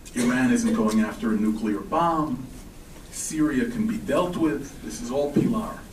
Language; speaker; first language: English; native; English